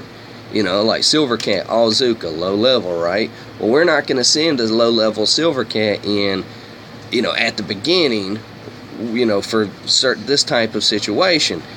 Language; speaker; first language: English; native; English